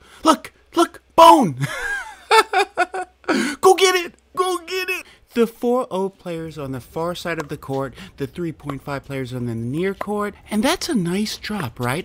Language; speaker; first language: English; native; English